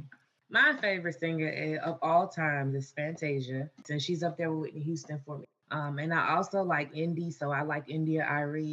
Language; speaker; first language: English; native; English